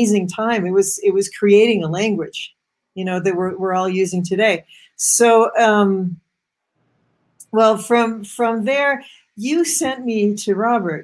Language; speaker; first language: English; native; English